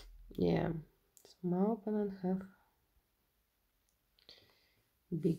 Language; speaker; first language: English; non-native, learner; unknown